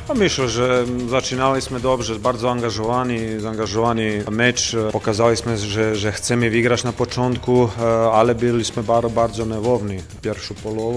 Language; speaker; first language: Polish; non-native, learner; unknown